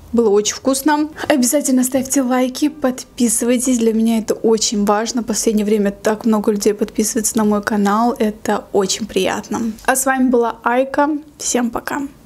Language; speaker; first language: Russian; native; Russian